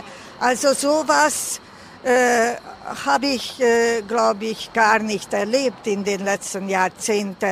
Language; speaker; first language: German; non-native, fluent; Hungarian